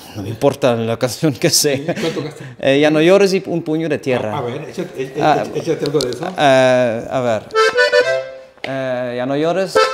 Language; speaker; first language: Spanish; non-native, fluent; Dutch